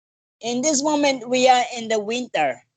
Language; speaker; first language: English; non-native, learner; Portuguese